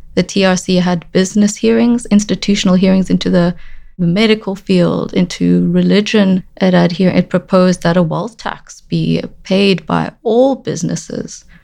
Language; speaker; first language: English; native; English